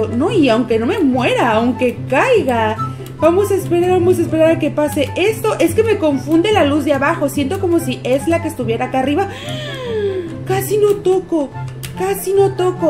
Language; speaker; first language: Spanish; native; Spanish